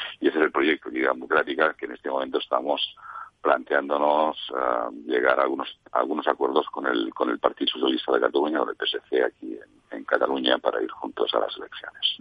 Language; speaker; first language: Spanish; non-native, local second language; Catalan